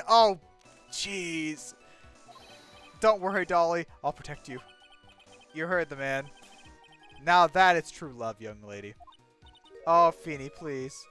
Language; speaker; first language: English; native; English